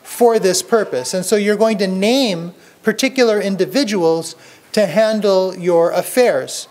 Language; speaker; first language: English; native; English